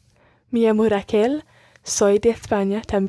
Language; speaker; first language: Spanish; non-native, learner; English